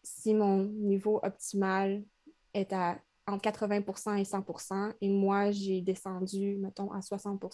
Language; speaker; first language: French; native; French